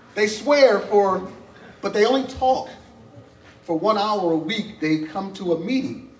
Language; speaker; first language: English; native; English